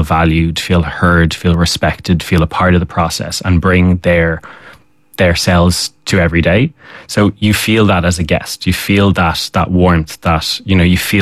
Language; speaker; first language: English; native; English